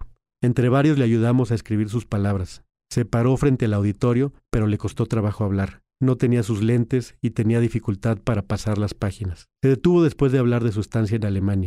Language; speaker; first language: Spanish; native; Spanish